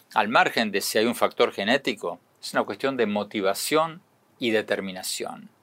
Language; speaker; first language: Spanish; native; Spanish